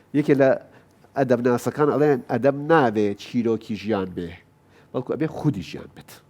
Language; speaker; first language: Central Kurdish; non-native, local second language; Gurani